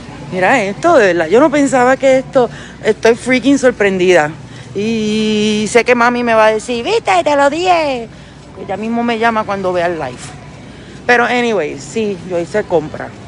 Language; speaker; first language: Spanish; early bilingual, heritage; Spanish